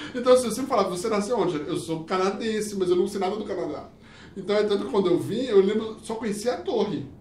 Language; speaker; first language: Portuguese; early bilingual, heritage; Portuguese